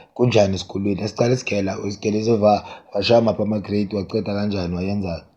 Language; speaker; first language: Zulu; native; Zulu